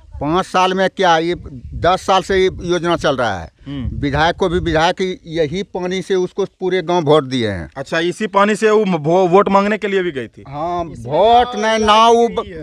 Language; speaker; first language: Hindi; native; Hindi